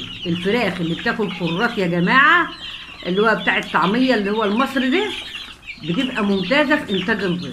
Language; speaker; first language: Arabic; native; Arabic